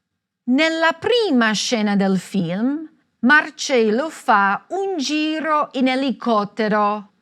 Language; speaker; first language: Italian; non-native, fluent; English